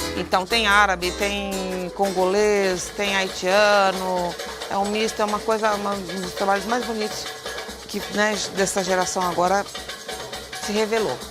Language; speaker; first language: Portuguese; native; Portuguese